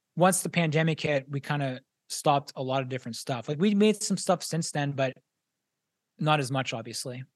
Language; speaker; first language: English; native; English